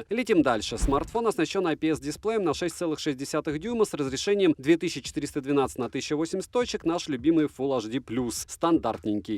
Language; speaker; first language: Russian; native; Russian